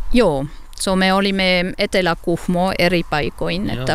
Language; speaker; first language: Finnish; non-native, learner; French